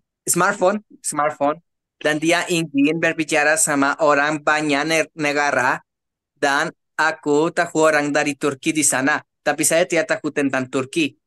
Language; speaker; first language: Indonesian; non-native, learner; Spanish